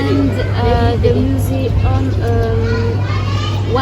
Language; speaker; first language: English; non-native, learner; French